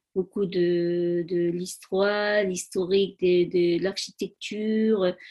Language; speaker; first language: French; non-native, fluent; Chinese